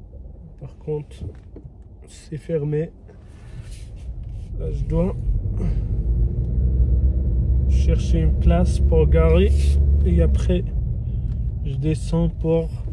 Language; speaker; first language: French; non-native, fluent; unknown